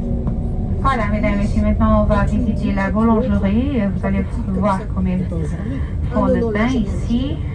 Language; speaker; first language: French; non-native, fluent; Portuguese